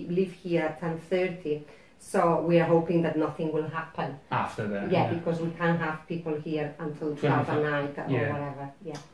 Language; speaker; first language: English; non-native, fluent; Spanish